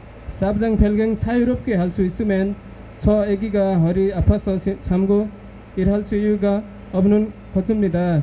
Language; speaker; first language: Korean; non-native, learner; Nepali